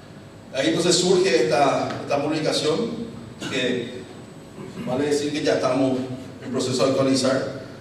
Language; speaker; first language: Spanish; native; Spanish